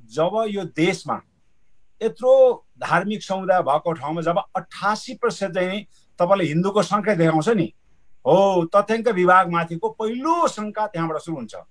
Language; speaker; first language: Nepali; non-native, local second language; Sherpa